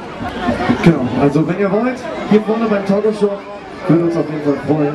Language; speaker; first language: German; native; German